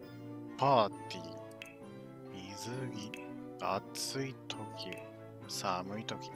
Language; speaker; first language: Japanese; native; Japanese